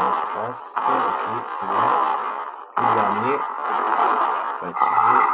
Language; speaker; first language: French; native; French